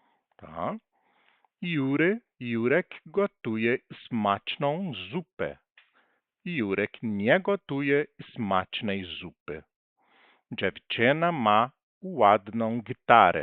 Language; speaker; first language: Polish; non-native, learner; Portuguese